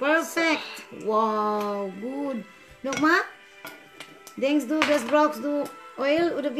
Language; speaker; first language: German; non-native, learner; Cebuano